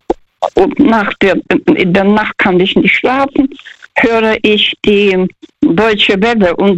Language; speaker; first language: German; early bilingual, other home language; Russian